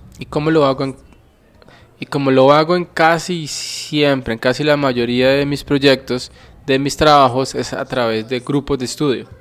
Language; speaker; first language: Spanish; non-native, fluent; Finnish